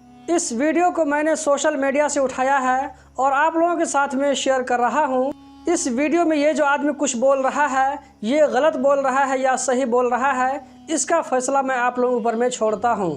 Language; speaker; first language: Hindi; native; Hindi